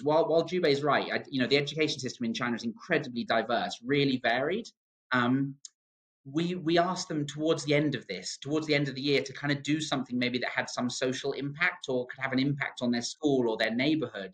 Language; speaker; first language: English; native; English